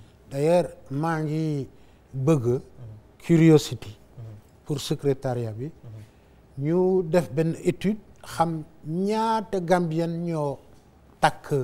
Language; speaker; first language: French; non-native, local second language; Wolof